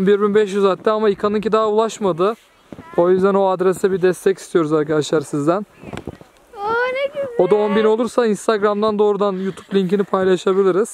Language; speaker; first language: Turkish; native; Turkish